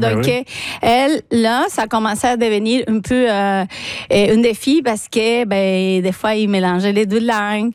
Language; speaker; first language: French; non-native, fluent; Spanish